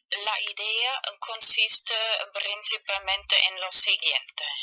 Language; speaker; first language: Spanish; non-native, fluent; German